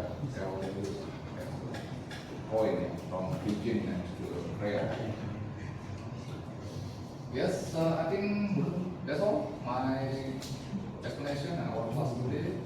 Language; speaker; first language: English; non-native, fluent; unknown